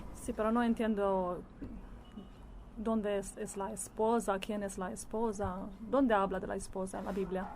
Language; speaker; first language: Spanish; non-native, learner; Italian